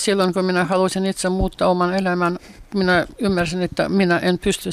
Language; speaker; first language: Finnish; non-native, fluent; Russian